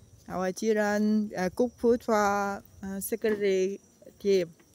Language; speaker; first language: English; non-native, learner; Vietnamese